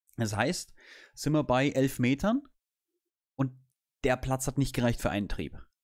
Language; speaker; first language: German; native; German